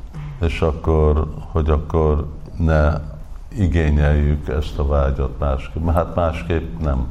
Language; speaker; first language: Hungarian; early bilingual, heritage; English